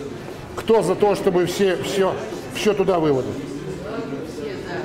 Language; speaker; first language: Russian; native; Russian